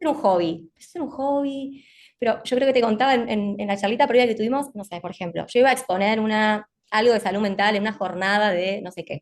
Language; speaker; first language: Spanish; native; Spanish